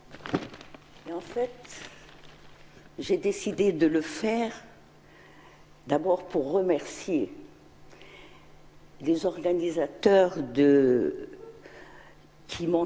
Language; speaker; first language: French; non-native, local second language; Arabic